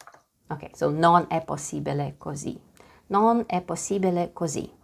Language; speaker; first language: Italian; non-native, learner; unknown